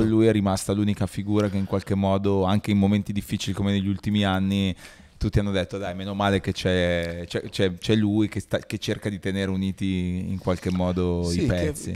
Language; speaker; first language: Italian; native; Italian